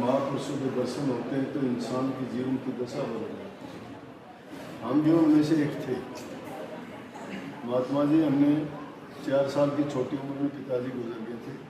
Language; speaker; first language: Hindi; native; Hindi